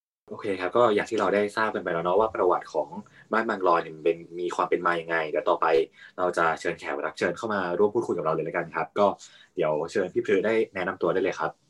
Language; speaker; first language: Thai; native; Thai